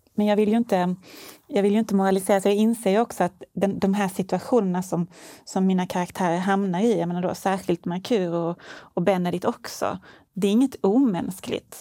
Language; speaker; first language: Swedish; native; Swedish